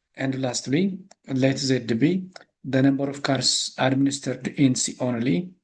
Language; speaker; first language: English; non-native, local second language; Amharic